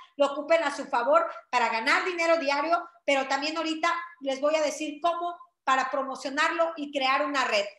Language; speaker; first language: Spanish; native; Spanish